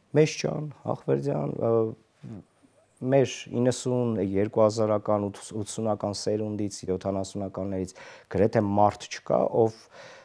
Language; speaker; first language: Armenian; native; Armenian